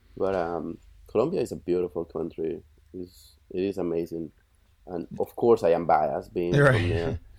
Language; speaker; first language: English; non-native, fluent; Spanish